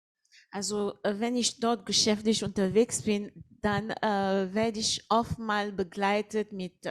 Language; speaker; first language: German; non-native, fluent; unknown